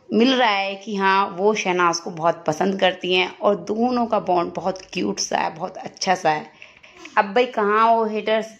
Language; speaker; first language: Hindi; native; Hindi